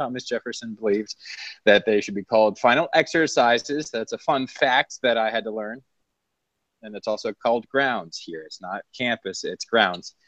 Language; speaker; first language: English; native; English